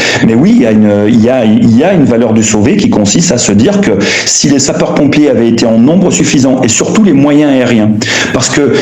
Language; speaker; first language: French; native; French